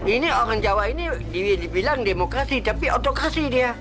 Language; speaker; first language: Indonesian; non-native, local second language; Achinese